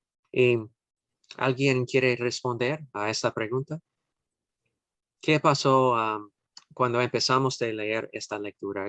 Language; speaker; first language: Spanish; non-native, fluent; English